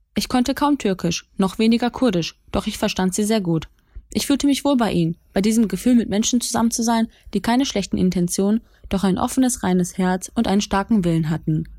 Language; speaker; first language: German; early bilingual, other home language; Kurdish